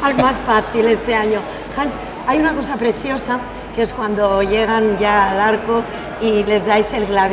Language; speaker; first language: Spanish; native; Spanish